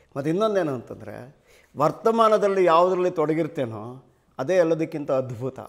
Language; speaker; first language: Kannada; native; Kannada